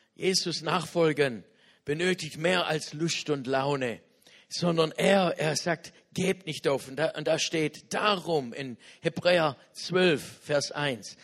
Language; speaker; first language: German; non-native, fluent; English